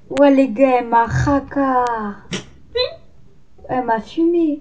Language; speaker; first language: French; native; French